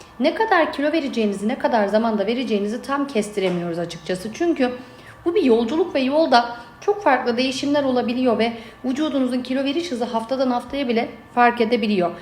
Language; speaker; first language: Turkish; native; Turkish